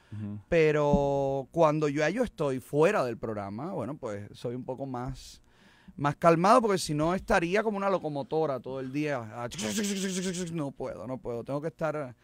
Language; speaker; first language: Spanish; native; Spanish